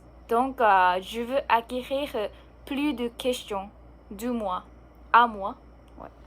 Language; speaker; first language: French; non-native, learner; Japanese